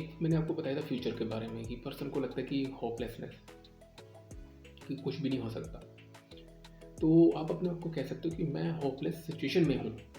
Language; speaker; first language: Hindi; non-native, local second language; Punjabi